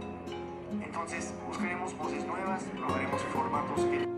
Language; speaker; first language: Spanish; native; Spanish